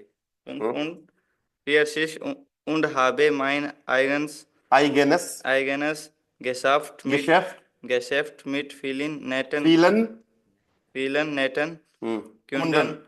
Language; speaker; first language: German; non-native, learner; Hindi